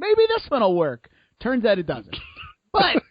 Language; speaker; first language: English; native; English